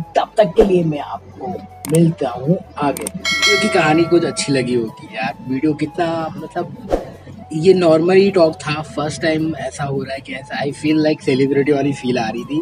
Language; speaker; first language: Hindi; native; Hindi